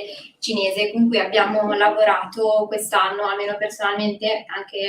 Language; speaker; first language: Italian; native; Italian